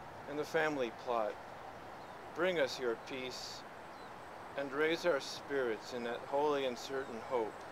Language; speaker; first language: English; early bilingual, other home language; Latvian